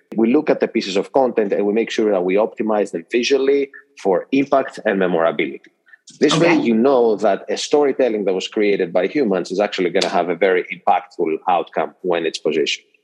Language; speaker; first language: English; non-native, fluent; Greek